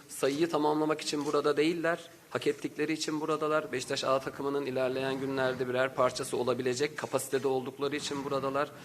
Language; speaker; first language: Turkish; native; Turkish